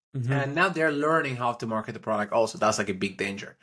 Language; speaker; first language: English; non-native, fluent; Turkish